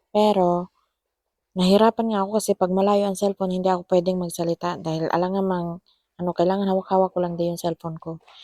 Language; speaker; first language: Filipino; non-native, local second language; Cebuano